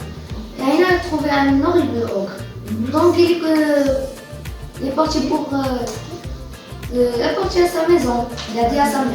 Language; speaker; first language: French; non-native, learner; Arabic